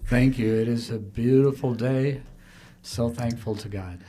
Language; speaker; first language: English; native; English